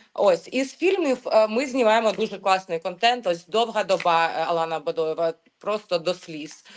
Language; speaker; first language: Ukrainian; non-native, local second language; Russian